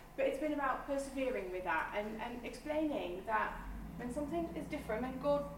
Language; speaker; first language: English; non-native, fluent; Dutch